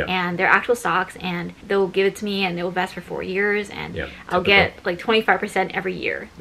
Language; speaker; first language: English; native; English